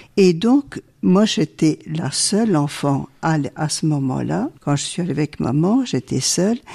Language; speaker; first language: French; early bilingual, other home language; Italian